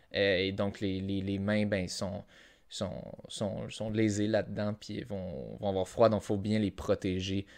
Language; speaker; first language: French; native; French